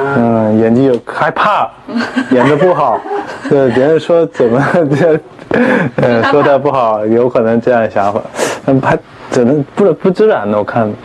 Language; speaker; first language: Chinese; non-native, learner; Korean